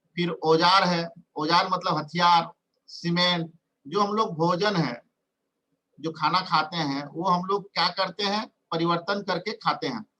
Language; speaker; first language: Hindi; native; Hindi